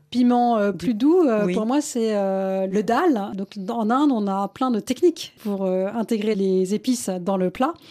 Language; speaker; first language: French; early bilingual, other home language; Malayalam